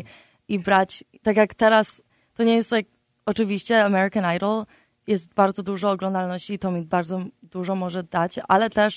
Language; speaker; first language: Polish; early bilingual, heritage; Polish